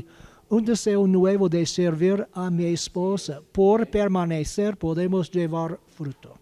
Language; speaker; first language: Spanish; non-native, learner; English